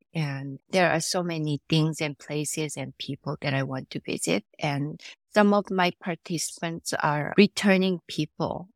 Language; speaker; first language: English; non-native, fluent; Korean